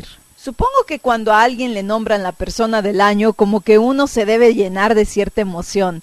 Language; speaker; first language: Spanish; native; Spanish